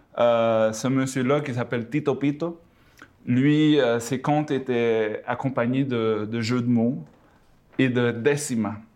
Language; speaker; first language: French; early bilingual, other home language; Spanish